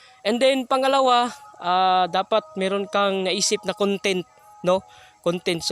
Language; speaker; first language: Filipino; non-native, local second language; Cebuano